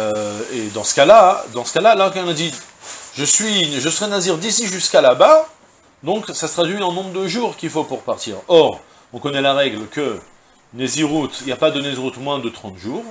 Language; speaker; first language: French; native; French